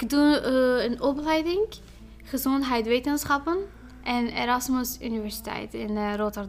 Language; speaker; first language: Dutch; non-native, fluent; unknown